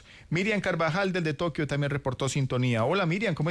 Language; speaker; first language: Spanish; native; Spanish